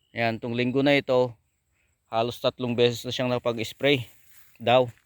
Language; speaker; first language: Filipino; non-native, local second language; Iloko